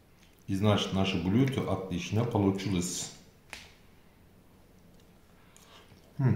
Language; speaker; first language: Russian; non-native, learner; Turkish